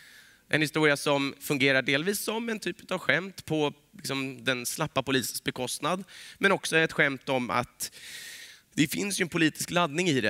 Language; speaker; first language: Swedish; native; Swedish